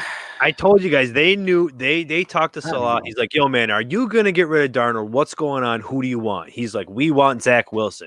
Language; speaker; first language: English; native; English